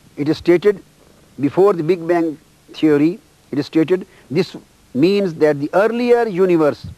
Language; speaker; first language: English; non-native, local second language; Punjabi